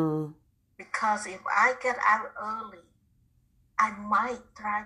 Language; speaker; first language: English; non-native, fluent; Khmer